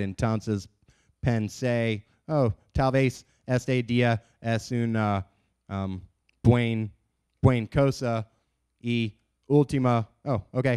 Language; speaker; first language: Spanish; non-native, learner; English